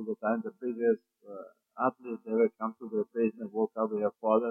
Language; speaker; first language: English; non-native, fluent; Croatian